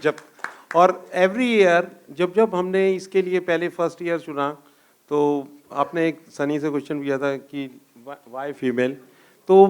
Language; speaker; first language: Hindi; native; Hindi